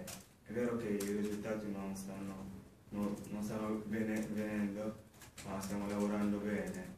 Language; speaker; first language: Italian; non-native, fluent; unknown